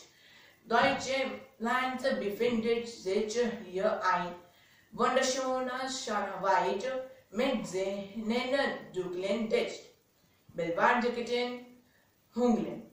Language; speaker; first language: German; non-native, learner; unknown